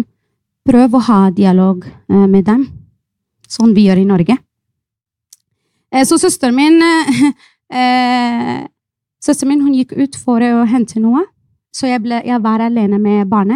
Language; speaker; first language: Norwegian; non-native, fluent; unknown